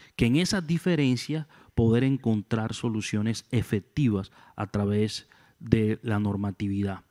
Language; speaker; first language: Spanish; native; Spanish